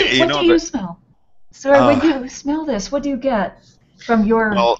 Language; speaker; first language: English; native; English